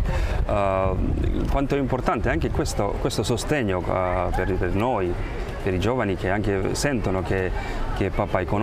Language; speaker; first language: Italian; non-native, fluent; Croatian